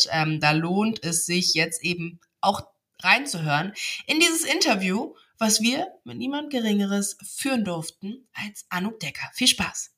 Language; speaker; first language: German; native; German